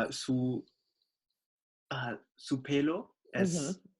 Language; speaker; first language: Spanish; non-native, learner; English